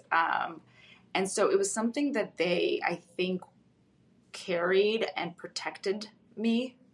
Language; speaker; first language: English; early bilingual, other home language; Russian